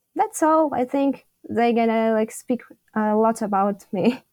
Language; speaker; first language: English; non-native, fluent; Tajik